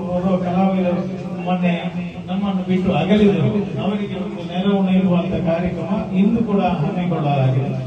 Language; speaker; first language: Kannada; non-native, local second language; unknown